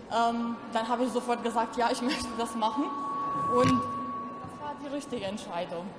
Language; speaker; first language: German; non-native, local second language; Albanian